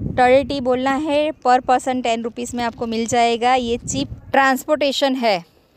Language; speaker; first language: Hindi; non-native, local second language; Gujarati